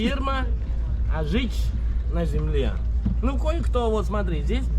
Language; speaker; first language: Russian; non-native, fluent; Khmer